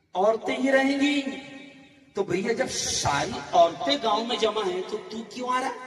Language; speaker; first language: Urdu; native; Urdu